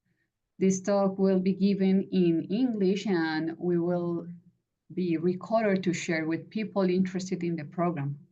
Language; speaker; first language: English; non-native, fluent; Spanish